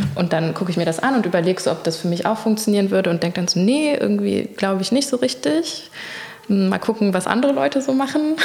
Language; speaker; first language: German; native; German